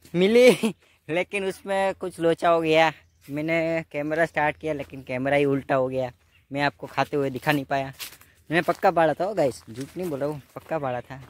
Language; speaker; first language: Hindi; non-native, local second language; Gujarati